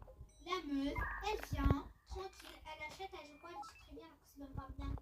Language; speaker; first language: French; native; French